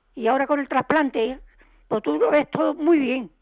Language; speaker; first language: Spanish; native; Spanish